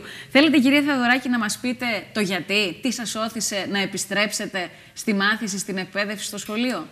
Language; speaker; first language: Greek; native; Greek